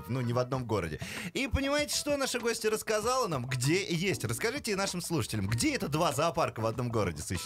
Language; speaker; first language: Russian; native; Russian